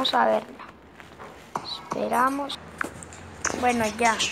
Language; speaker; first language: Spanish; native; Spanish